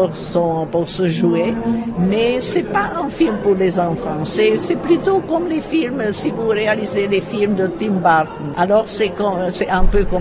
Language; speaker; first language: French; non-native, fluent; Czech